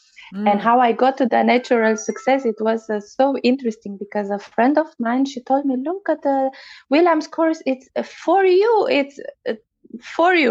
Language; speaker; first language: English; non-native, fluent; Romanian